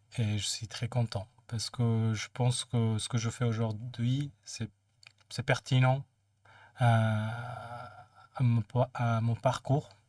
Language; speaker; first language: French; non-native, fluent; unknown